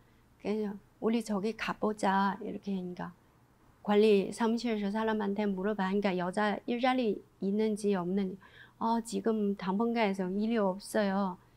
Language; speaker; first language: Korean; non-native, learner; Chinese